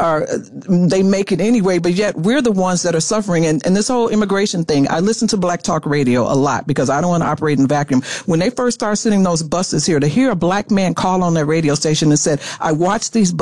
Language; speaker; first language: English; native; English